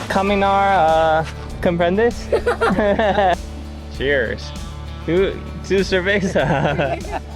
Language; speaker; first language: Spanish; non-native, learner; English